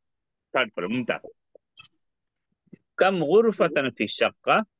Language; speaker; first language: Arabic; non-native, fluent; Urdu